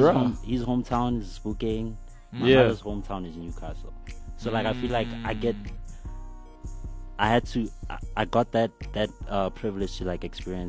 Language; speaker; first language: English; non-native, local second language; Southern Sotho